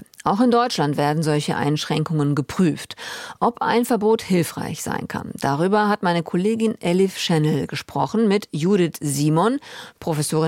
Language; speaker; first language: German; native; German